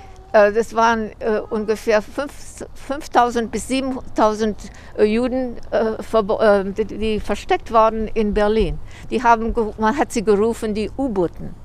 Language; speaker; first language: German; early bilingual, heritage; German